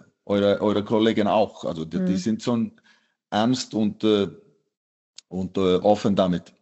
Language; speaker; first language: German; non-native, fluent; Icelandic